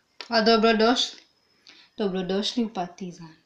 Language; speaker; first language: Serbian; non-native, learner; English